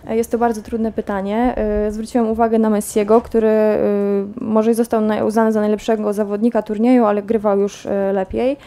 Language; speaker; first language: Polish; native; Polish